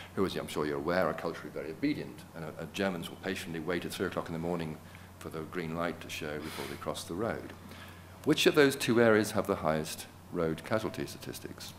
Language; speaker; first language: English; native; English